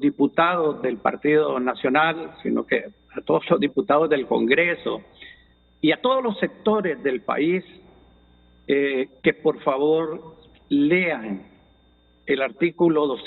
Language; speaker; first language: Spanish; native; Spanish